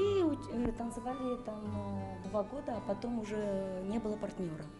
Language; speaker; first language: Russian; non-native, local second language; Romanian